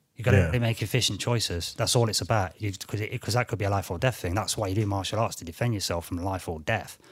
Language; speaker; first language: English; native; English